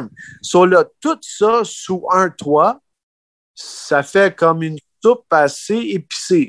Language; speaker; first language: French; early bilingual, heritage; French